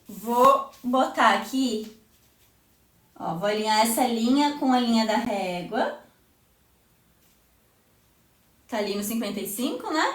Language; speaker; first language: Portuguese; native; Portuguese